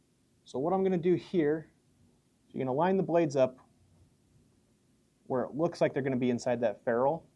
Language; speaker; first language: English; native; English